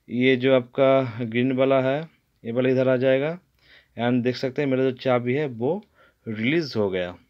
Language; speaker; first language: Hindi; non-native, local second language; Bangla